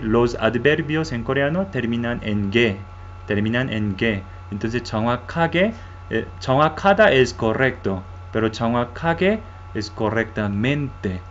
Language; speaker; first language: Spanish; non-native, fluent; Korean